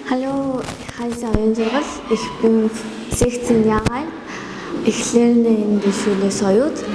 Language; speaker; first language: German; non-native, learner; Mongolian